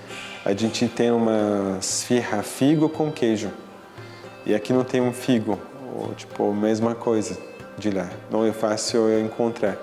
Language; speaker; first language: Portuguese; non-native, fluent; Arabic